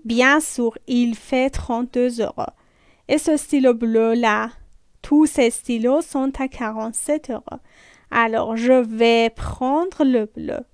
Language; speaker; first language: French; non-native, fluent; Persian